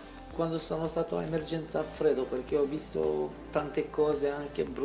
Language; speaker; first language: Italian; non-native, fluent; Romanian